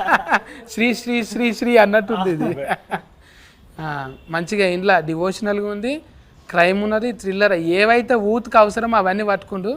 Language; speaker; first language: Telugu; native; Telugu